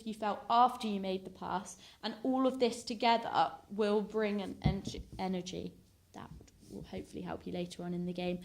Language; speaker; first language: English; native; English